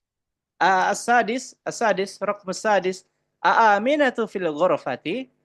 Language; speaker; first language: Arabic; non-native, fluent; Indonesian